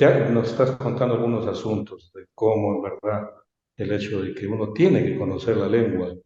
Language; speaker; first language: Spanish; native; Spanish